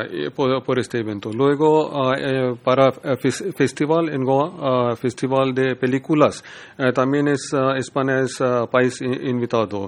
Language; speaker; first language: Spanish; non-native, learner; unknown